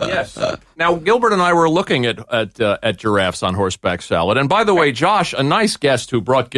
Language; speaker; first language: English; native; English